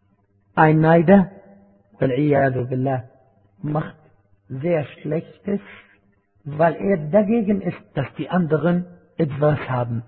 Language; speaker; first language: German; non-native, fluent; Arabic